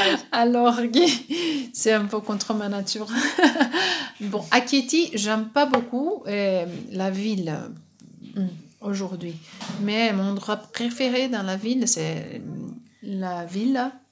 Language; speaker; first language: French; non-native, fluent; Portuguese